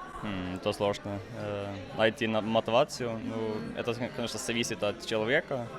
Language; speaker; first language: Russian; non-native, fluent; Norwegian